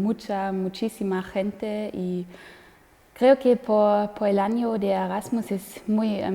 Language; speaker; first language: Spanish; non-native, fluent; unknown